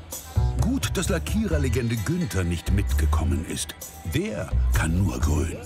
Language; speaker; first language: German; native; German